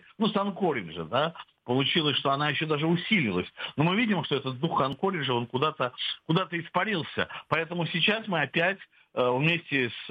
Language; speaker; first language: Russian; native; Russian